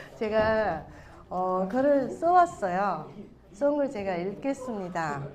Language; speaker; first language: Korean; non-native, fluent; Chinese